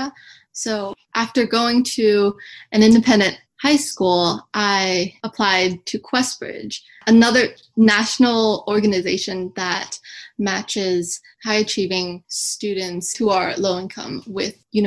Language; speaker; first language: English; early bilingual, other home language; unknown